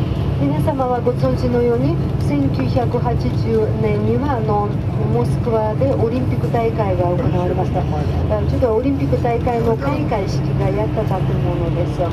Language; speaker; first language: Japanese; non-native, fluent; Russian